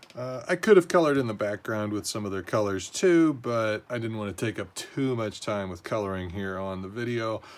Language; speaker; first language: English; native; English